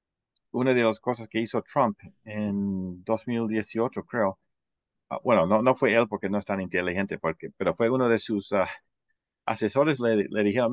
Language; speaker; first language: Spanish; non-native, fluent; English